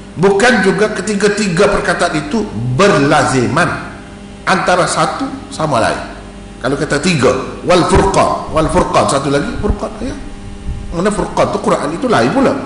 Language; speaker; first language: Malay; native; Malay